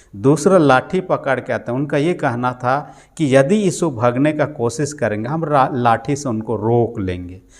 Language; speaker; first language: Hindi; non-native, local second language; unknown